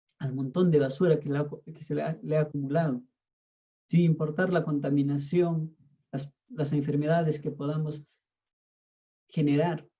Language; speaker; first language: Spanish; native; Spanish